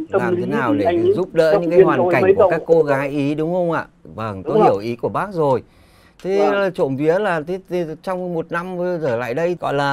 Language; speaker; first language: Vietnamese; native; Vietnamese